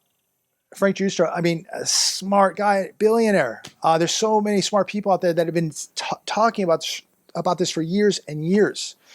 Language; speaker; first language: English; native; English